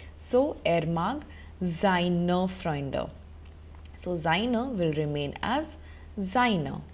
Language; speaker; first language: German; non-native, fluent; Hindi